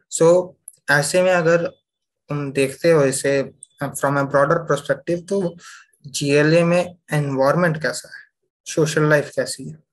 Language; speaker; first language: Hindi; native; Hindi